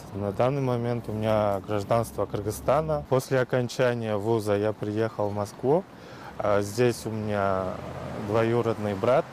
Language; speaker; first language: Russian; non-native, local second language; Kyrgyz